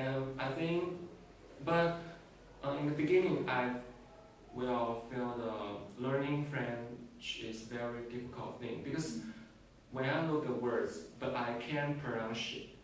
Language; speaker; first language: English; non-native, learner; Chinese